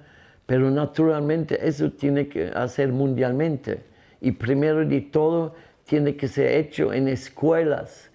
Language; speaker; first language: Spanish; non-native, fluent; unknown